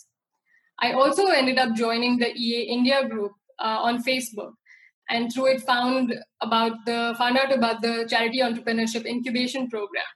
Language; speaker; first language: English; non-native, local second language; Hindi